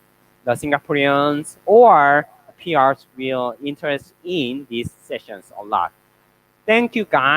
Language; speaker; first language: English; non-native, learner; Korean